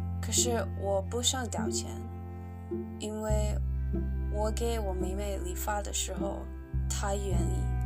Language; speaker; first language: Chinese; non-native, learner; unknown